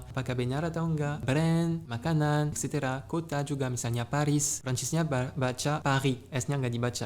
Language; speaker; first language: Indonesian; non-native, fluent; French